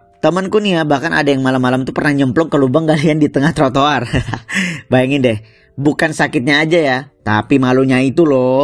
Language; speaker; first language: Indonesian; native; Indonesian